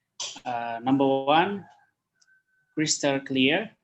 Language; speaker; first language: English; non-native, learner; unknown